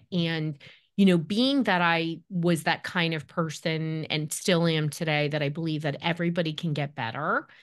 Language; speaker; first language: English; native; English